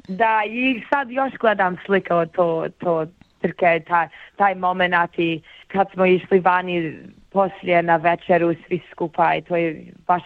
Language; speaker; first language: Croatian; early bilingual, heritage; Bosnian